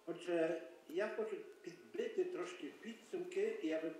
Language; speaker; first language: Ukrainian; early bilingual, heritage; Ukrainian